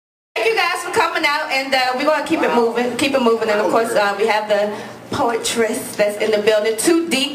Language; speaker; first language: English; native; English